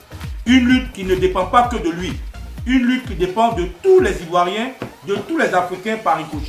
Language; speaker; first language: French; native; French